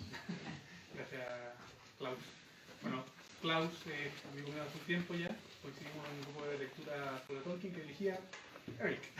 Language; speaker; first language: Spanish; native; Spanish